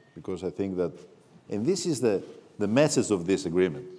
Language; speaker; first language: English; non-native, fluent; Greek